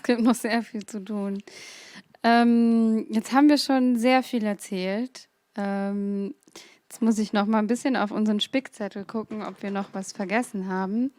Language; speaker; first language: German; native; German